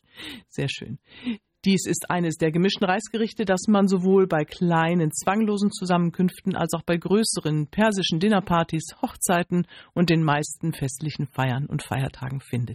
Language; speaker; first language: German; native; German